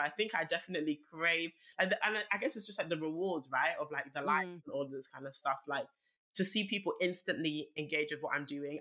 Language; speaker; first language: English; native; English